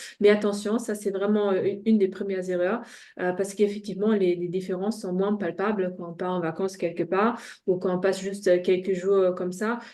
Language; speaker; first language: French; non-native, fluent; German